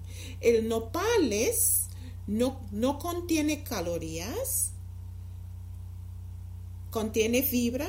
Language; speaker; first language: Spanish; non-native, fluent; English